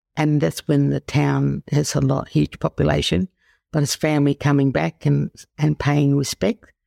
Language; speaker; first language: English; native; English